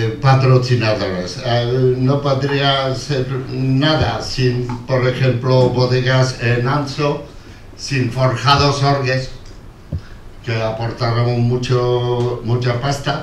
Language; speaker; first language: Spanish; non-native, learner; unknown